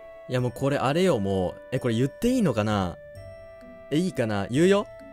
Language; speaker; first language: Japanese; native; Japanese